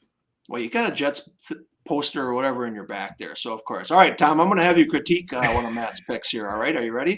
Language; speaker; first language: English; native; English